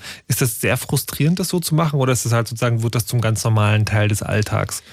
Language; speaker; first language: German; native; German